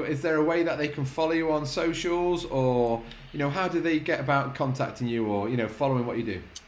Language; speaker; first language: English; native; English